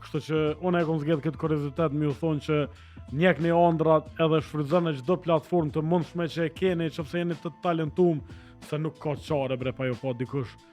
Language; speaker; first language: Albanian; native; Albanian